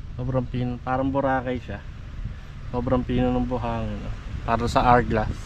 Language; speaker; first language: Filipino; native; Filipino